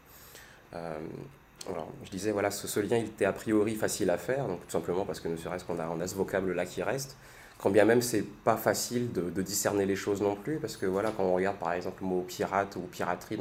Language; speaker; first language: French; native; French